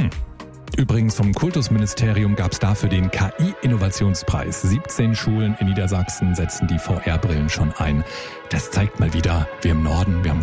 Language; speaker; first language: German; native; German